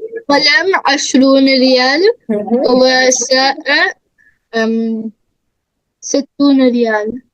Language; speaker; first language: Arabic; non-native, learner; Urdu